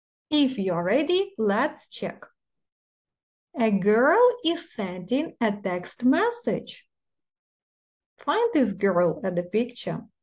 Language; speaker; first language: English; non-native, fluent; Ukrainian